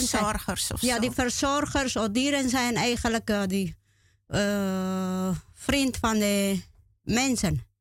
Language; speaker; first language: Dutch; non-native, learner; Spanish